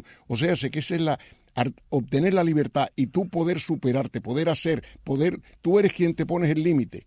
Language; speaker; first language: Spanish; native; Spanish